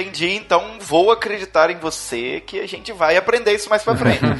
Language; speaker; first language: Portuguese; native; Portuguese